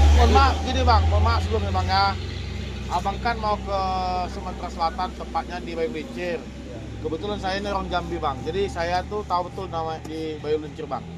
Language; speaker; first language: Indonesian; native; Indonesian